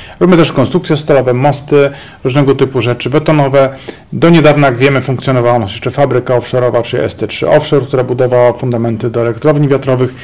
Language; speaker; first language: Polish; native; Polish